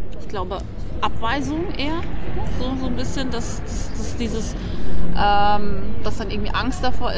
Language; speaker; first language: German; native; German